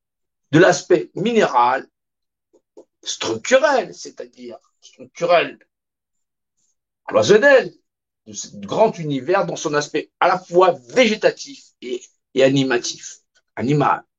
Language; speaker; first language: French; native; French